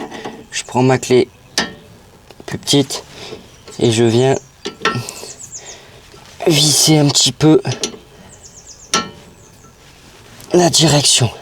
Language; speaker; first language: French; native; French